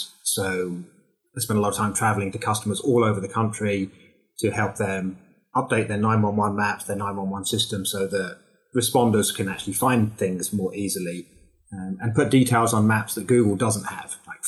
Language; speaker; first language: English; native; English